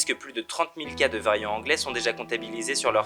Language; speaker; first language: French; native; French